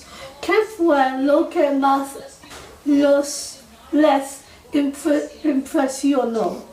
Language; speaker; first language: Spanish; non-native, learner; English